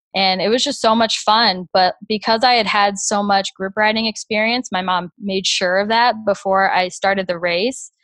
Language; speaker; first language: English; native; English